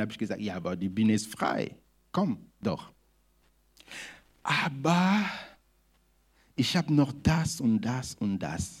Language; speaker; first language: German; non-native, fluent; Lingala